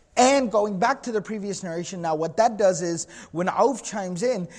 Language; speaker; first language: English; native; English